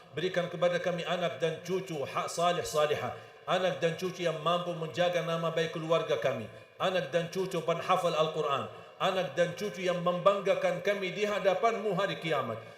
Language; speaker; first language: Malay; non-native, fluent; Arabic